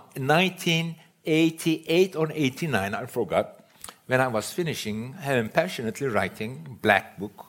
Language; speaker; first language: English; non-native, fluent; Turkish